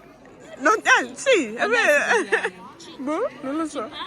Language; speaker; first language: Italian; non-native, learner; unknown